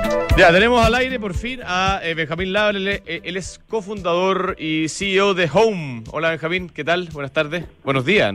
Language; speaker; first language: Spanish; native; Spanish